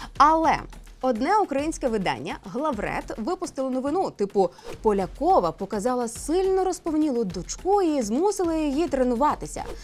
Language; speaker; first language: Ukrainian; native; Ukrainian